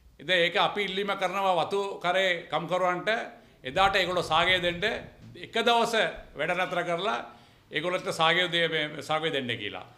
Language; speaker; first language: Sinhala; non-native, local second language; Tamil